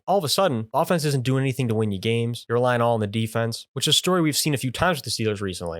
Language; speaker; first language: English; native; English